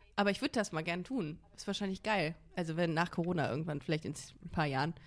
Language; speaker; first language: German; native; German